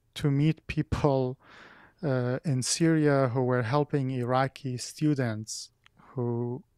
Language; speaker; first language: English; non-native, fluent; Arabic